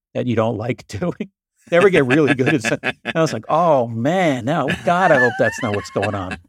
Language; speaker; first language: English; native; English